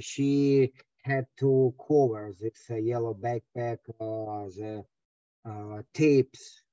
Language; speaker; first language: English; non-native, learner; Russian